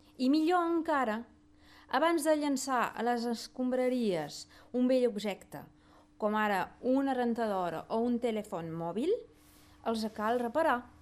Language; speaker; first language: Catalan; native; Catalan